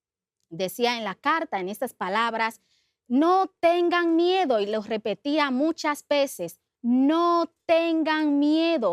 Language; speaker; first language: Spanish; native; Spanish